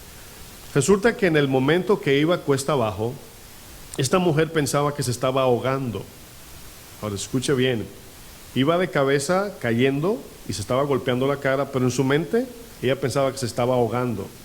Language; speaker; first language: Spanish; native; Spanish